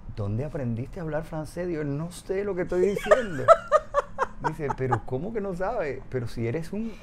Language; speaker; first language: Spanish; native; Spanish